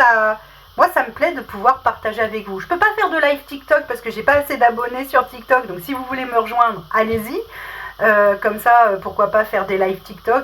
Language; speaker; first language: French; native; French